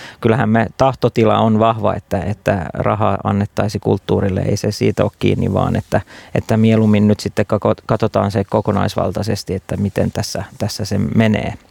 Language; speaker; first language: Finnish; non-native, local second language; Swedish